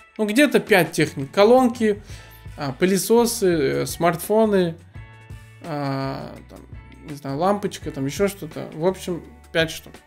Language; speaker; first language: Russian; early bilingual, other home language; Azerbaijani